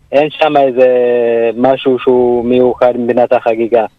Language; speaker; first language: Hebrew; early bilingual, other home language; Amharic